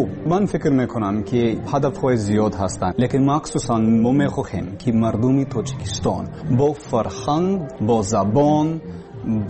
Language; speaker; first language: Persian; non-native, learner; English